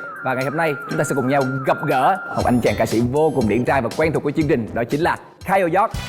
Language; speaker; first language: Vietnamese; native; Vietnamese